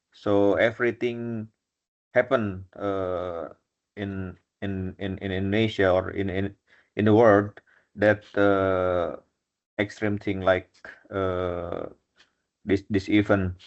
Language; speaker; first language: English; non-native, fluent; Indonesian